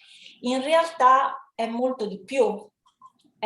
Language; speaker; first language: Italian; native; Italian